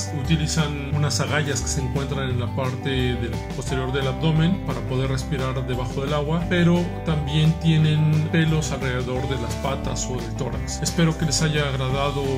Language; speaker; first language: Spanish; native; Spanish